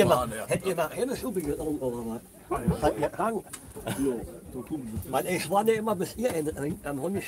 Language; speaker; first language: German; native; German